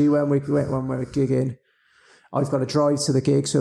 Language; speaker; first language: English; native; English